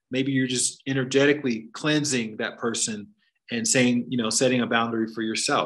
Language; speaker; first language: English; native; English